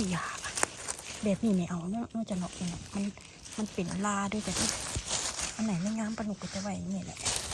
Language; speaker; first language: Thai; native; Thai